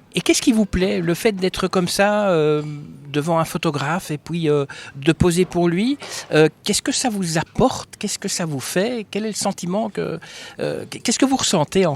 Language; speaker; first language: French; native; French